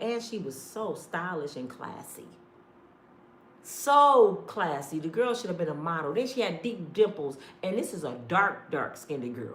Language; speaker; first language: English; native; English